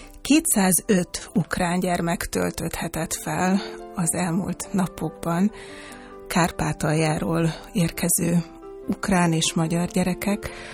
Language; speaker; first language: Hungarian; native; Hungarian